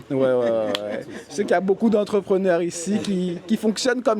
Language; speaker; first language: French; native; French